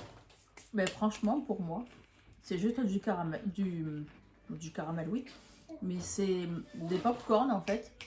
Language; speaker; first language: French; native; French